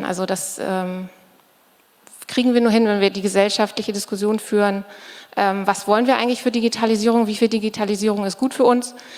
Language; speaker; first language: German; native; German